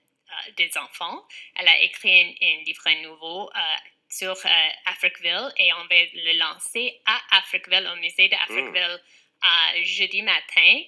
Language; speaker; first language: French; non-native, fluent; English